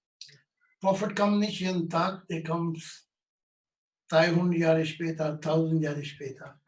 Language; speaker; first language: German; non-native, learner; Urdu